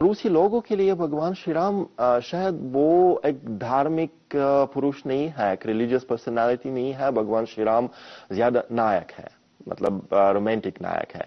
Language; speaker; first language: Hindi; non-native, fluent; Russian